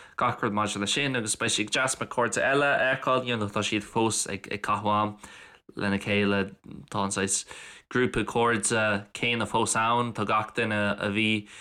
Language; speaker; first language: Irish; non-native, local second language; English